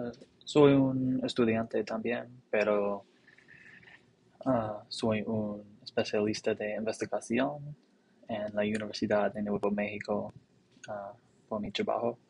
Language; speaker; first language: Spanish; non-native, learner; English